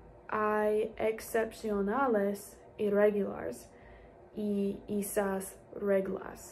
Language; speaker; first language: Spanish; non-native, learner; English